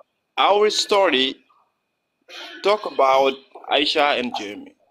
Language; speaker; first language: English; non-native, learner; French